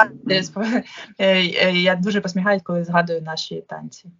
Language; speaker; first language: Ukrainian; non-native, local second language; Russian